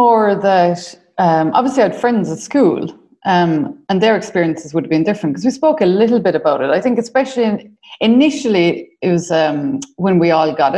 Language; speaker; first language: English; native; English